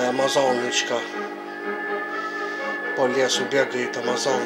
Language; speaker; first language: Russian; native; Russian